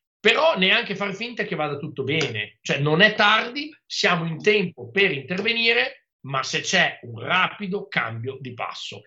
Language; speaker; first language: Italian; native; Italian